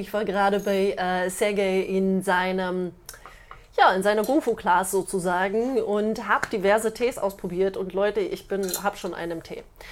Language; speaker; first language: German; native; German